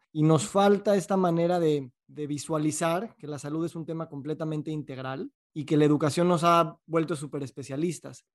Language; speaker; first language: Spanish; native; Spanish